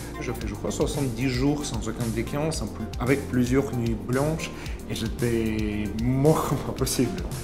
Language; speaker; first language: French; non-native, fluent; Ukrainian